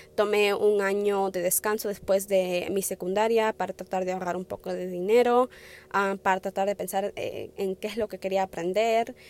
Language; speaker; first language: Spanish; early bilingual, heritage; Spanish